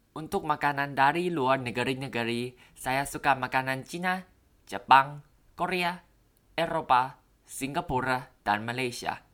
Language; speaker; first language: Indonesian; non-native, fluent; Thai